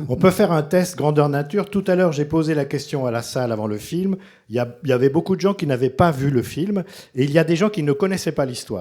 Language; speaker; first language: French; native; French